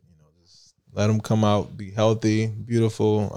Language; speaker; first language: English; early bilingual, other home language; Italian